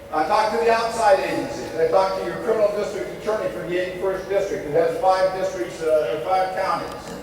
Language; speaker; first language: English; native; English